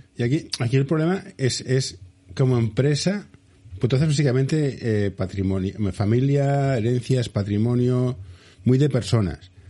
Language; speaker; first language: Spanish; native; Spanish